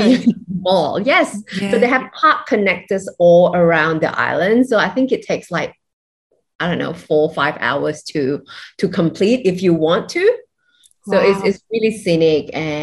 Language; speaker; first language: English; non-native, local second language; Chinese